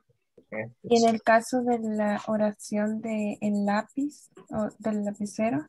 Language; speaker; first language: Spanish; native; Spanish